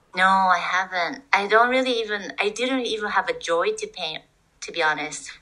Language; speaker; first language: English; non-native, fluent; Japanese